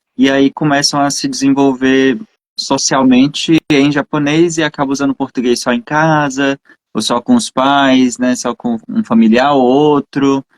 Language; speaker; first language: Portuguese; native; Portuguese